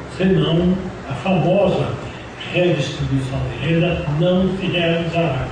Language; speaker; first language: Portuguese; native; Portuguese